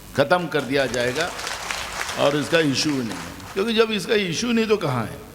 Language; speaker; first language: Hindi; non-native, local second language; Marathi